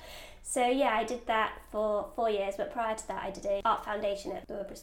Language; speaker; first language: English; native; English